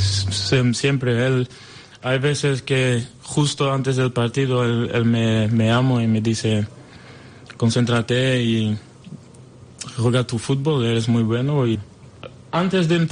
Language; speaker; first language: Spanish; non-native, learner; French